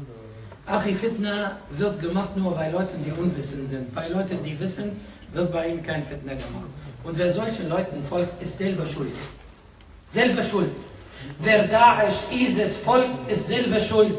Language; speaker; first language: German; non-native, fluent; Arabic